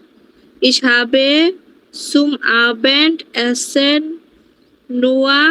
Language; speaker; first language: German; non-native, learner; Bangla